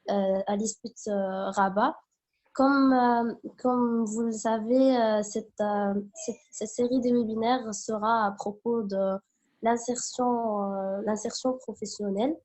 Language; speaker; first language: French; non-native, local second language; Arabic